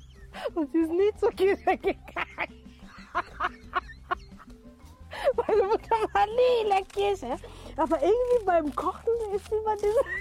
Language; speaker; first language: German; non-native, fluent; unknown